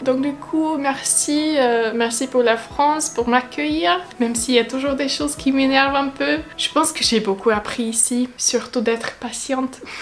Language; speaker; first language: French; non-native, fluent; Hungarian